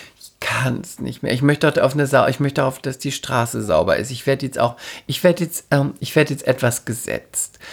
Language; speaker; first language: German; non-native, fluent; Spanish